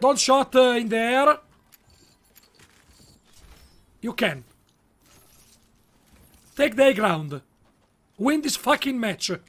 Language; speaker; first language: English; non-native, learner; Italian